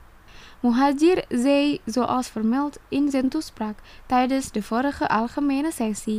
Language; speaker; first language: Dutch; non-native, fluent; Indonesian